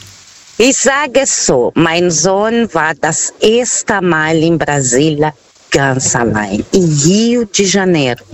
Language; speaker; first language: German; non-native, fluent; Portuguese